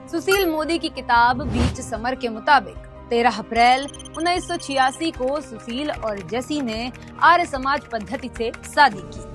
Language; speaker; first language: Hindi; native; Hindi